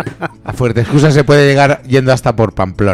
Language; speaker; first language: Spanish; native; Spanish